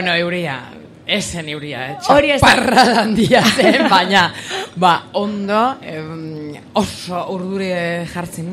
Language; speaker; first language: Basque; non-native, local second language; Spanish